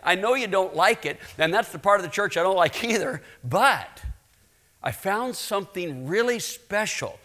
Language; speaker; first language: English; native; English